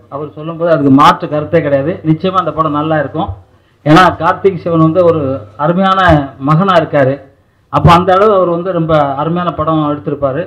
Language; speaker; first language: Tamil; native; Tamil